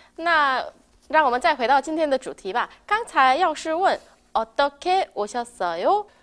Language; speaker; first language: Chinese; non-native, fluent; Korean